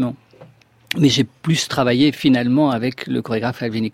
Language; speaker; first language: French; native; French